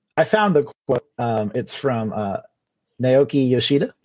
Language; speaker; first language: English; native; English